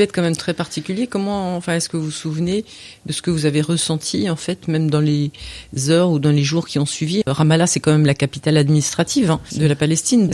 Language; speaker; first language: French; native; French